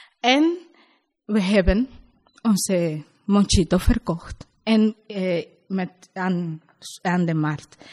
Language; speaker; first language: Dutch; non-native, learner; Spanish